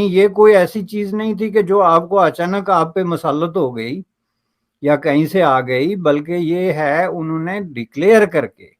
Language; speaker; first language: Urdu; native; Urdu